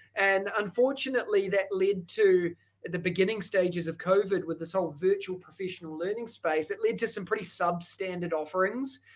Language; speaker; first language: English; native; English